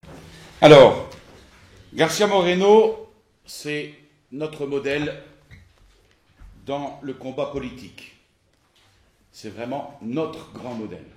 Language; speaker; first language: French; native; French